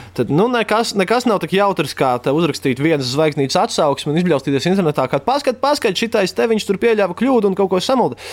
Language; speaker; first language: Latvian; native; Latvian